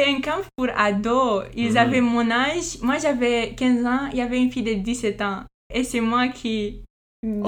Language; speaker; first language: French; non-native, fluent; Romanian